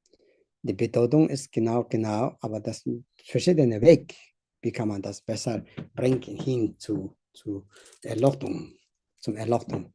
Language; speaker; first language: German; non-native, learner; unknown